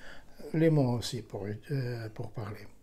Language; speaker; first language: French; non-native, learner; Ukrainian